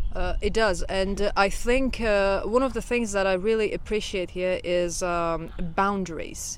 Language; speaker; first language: English; non-native, fluent; Persian